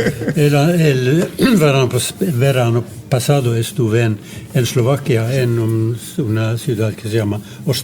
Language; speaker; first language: Spanish; non-native, fluent; Norwegian